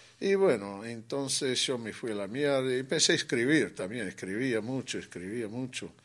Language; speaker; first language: Spanish; non-native, fluent; English